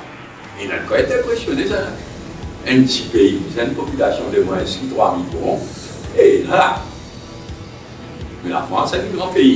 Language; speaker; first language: French; non-native, local second language; Morisyen